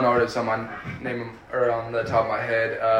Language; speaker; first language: English; early bilingual, other home language; Spanish